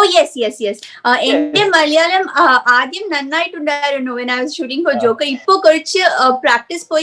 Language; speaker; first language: Malayalam; non-native, learner; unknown